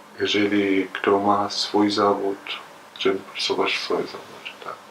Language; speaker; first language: Polish; non-native, learner; Arabic